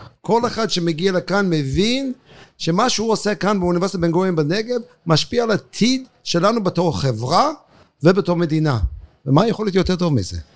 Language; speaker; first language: Hebrew; non-native, fluent; English